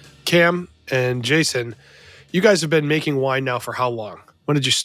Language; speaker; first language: English; native; English